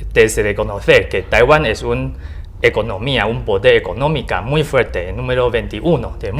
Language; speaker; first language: Spanish; non-native, learner; Chinese